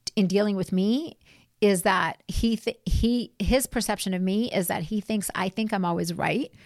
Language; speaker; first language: English; native; English